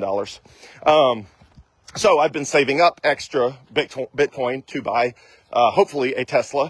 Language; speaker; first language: English; native; English